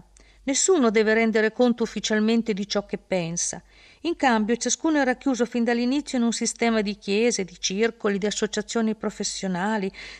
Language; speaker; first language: Italian; native; Italian